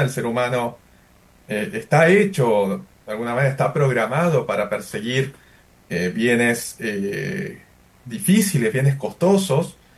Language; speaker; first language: Spanish; native; Spanish